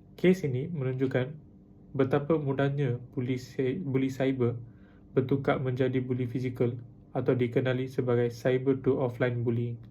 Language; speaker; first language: Malay; non-native, local second language; Tamil